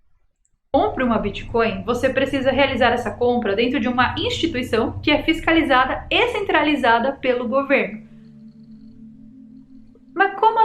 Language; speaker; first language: Portuguese; native; Portuguese